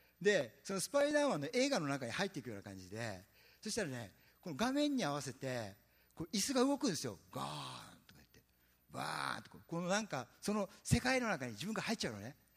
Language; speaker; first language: Japanese; native; Japanese